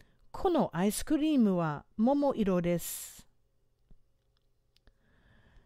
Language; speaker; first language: Japanese; non-native, fluent; English